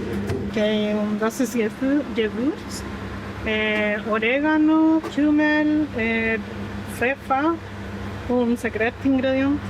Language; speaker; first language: German; non-native, learner; Spanish